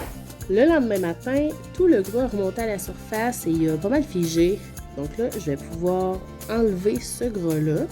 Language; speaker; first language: French; native; French